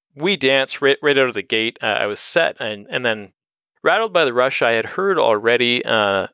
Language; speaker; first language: English; native; English